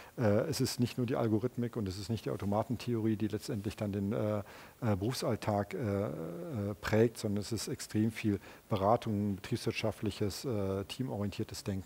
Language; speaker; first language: German; native; German